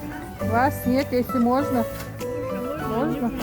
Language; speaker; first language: Russian; non-native, local second language; Chechen